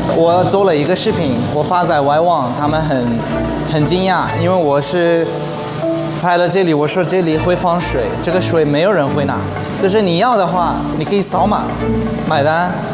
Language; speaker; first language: Chinese; non-native, fluent; Arabic